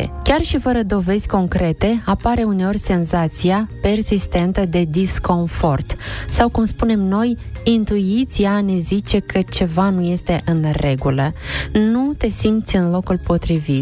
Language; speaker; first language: Romanian; native; Romanian